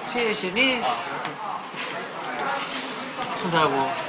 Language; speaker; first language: Chinese; non-native, learner; English